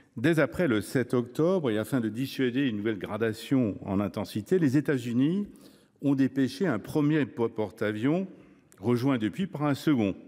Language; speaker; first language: French; native; French